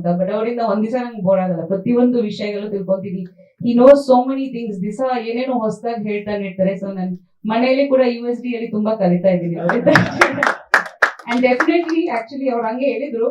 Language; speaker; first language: Kannada; non-native, fluent; Bangla